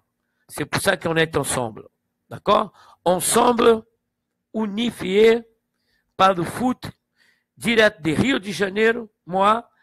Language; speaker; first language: French; non-native, fluent; Portuguese